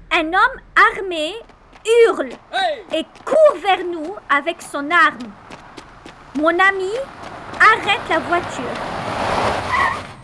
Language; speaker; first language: French; non-native, local second language; Arabic